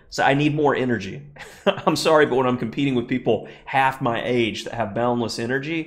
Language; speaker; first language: English; native; English